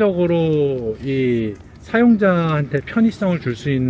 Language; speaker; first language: Korean; native; Korean